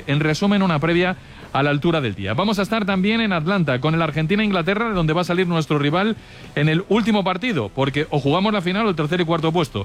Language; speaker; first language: Spanish; native; Spanish